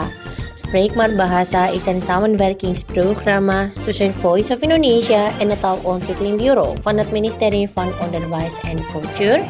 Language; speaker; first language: Dutch; non-native, learner; Indonesian